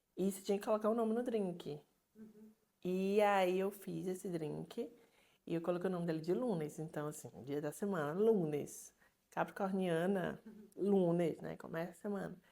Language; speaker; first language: Portuguese; native; Portuguese